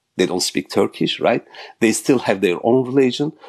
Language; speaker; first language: English; non-native, fluent; Turkish